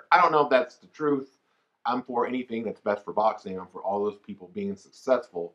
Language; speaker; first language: English; native; English